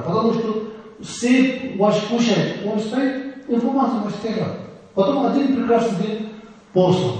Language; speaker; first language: Russian; non-native, learner; Tibetan